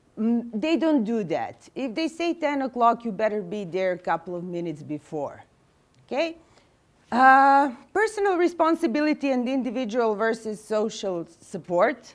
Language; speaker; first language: English; non-native, fluent; Serbian